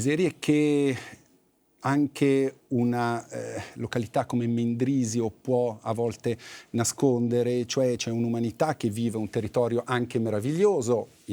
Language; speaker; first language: Italian; native; Italian